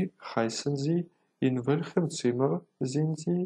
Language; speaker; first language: German; non-native, fluent; Ukrainian